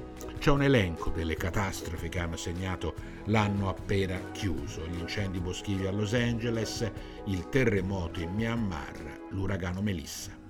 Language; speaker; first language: Italian; native; Italian